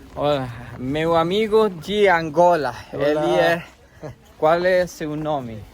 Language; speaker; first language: Portuguese; non-native, learner; Spanish